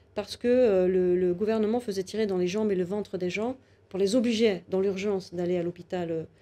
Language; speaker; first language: French; native; French